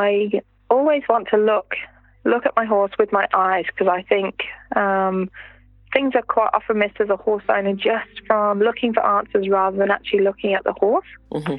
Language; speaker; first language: English; native; English